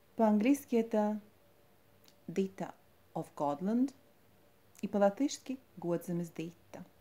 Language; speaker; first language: Russian; non-native, local second language; Latvian